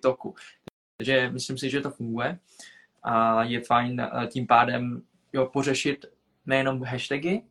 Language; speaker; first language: Czech; early bilingual, other home language; Vietnamese